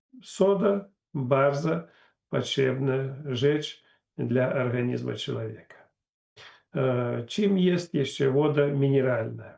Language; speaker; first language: Polish; non-native, learner; Russian